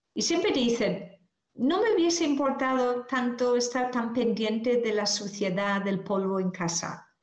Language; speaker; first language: Spanish; non-native, fluent; English